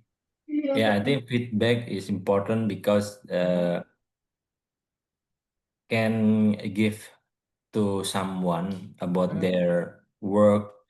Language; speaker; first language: English; non-native, learner; Indonesian